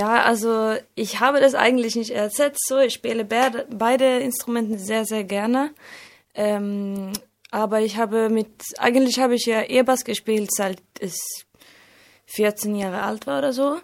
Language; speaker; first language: German; non-native, fluent; Swedish